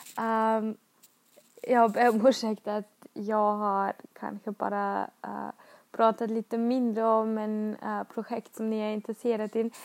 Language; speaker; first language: Swedish; non-native, fluent; German